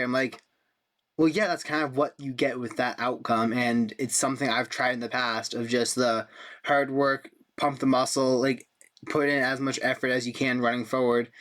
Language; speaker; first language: English; native; English